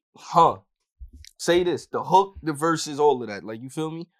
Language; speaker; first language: English; native; English